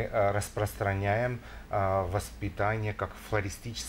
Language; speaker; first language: Russian; non-native, fluent; Romanian